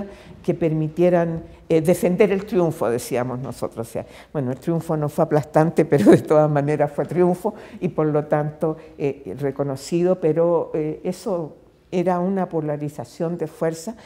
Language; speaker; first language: Spanish; native; Spanish